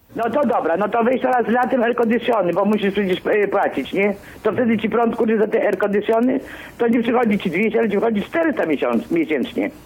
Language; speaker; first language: Polish; early bilingual, other home language; Greek